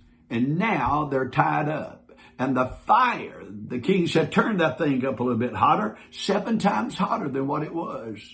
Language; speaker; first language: English; native; English